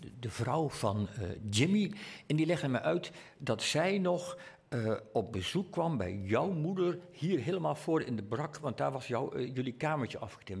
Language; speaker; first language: Dutch; native; Dutch